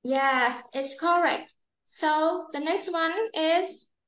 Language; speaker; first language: English; non-native, learner; Vietnamese